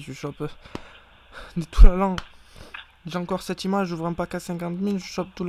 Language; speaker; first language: French; native; French